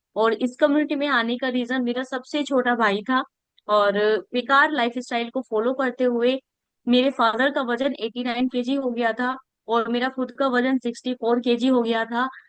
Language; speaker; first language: Hindi; native; Hindi